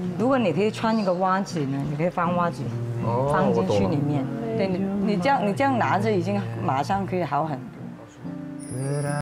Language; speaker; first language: Chinese; non-native, local second language; Cantonese